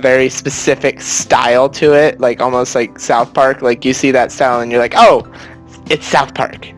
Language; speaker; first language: English; native; English